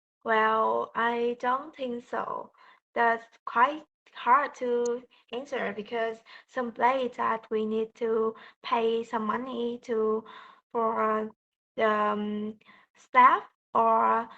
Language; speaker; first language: English; non-native, learner; Vietnamese